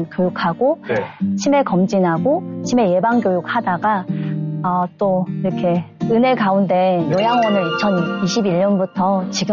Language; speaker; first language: Korean; native; Korean